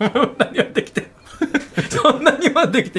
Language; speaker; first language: Japanese; native; Japanese